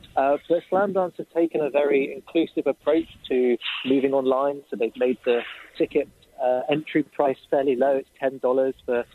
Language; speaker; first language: English; native; English